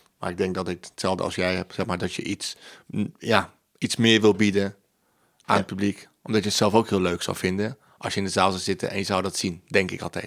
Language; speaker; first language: Dutch; native; Dutch